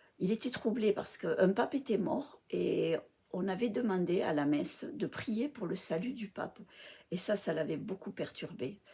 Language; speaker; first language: French; early bilingual, other home language; English